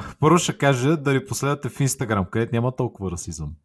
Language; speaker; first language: Bulgarian; native; Bulgarian